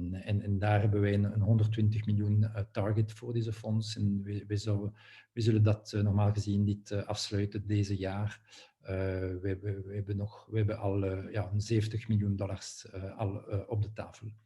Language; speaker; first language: Dutch; non-native, local second language; French